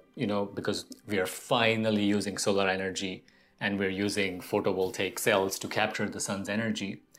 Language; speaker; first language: English; non-native, local second language; Gujarati